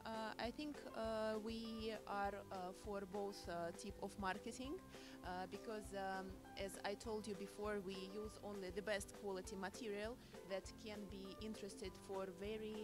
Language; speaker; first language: English; non-native, fluent; Russian